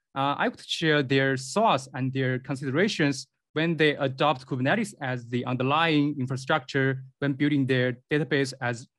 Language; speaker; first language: English; non-native, fluent; Chinese